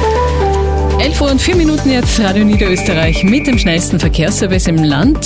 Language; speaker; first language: German; native; German